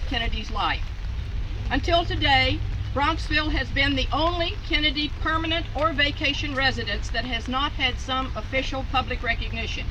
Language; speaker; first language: English; native; English